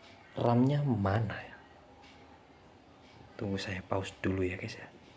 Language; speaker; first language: Indonesian; native; Indonesian